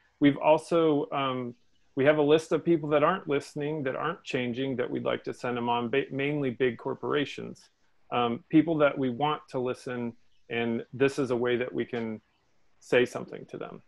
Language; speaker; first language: English; native; English